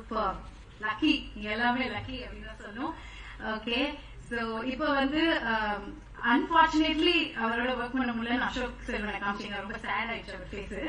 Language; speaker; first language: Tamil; native; Tamil